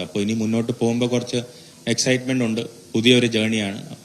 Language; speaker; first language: Malayalam; native; Malayalam